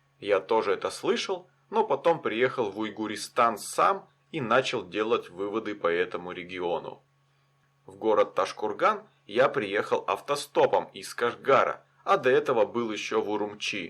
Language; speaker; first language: Russian; native; Russian